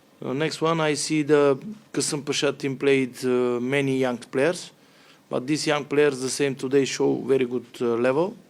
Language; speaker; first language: English; non-native, learner; Bulgarian